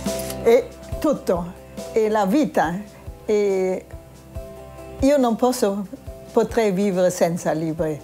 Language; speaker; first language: Italian; non-native, fluent; German